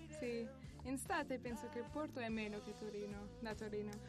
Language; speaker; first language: Italian; non-native, learner; Portuguese